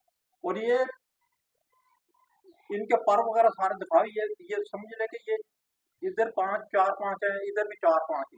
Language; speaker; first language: Hindi; non-native, local second language; Punjabi